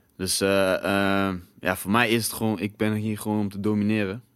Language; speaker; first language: Dutch; native; Dutch